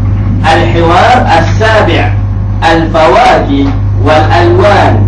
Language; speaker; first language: Arabic; non-native, fluent; Malay